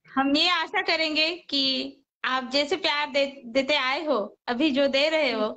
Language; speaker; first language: Hindi; non-native, local second language; Odia